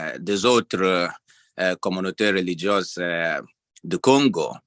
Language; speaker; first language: French; non-native, learner; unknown